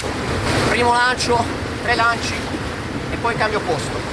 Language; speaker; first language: Italian; native; Italian